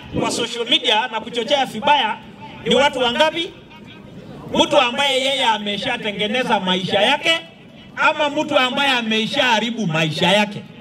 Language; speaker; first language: Swahili; non-native, local second language; Masai